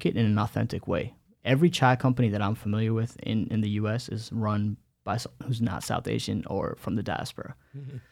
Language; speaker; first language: English; early bilingual, other home language; Bangla